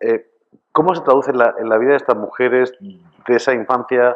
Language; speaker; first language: Spanish; native; Spanish